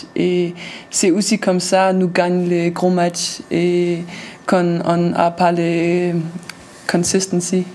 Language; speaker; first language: French; non-native, learner; Danish